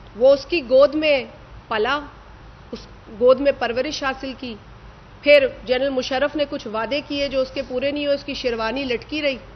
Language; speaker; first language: Urdu; non-native, local second language; Sindhi